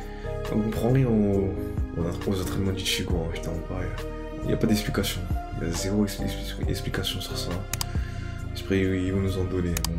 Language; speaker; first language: French; native; French